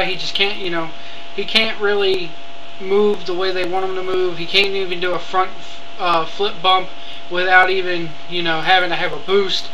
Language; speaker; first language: English; native; English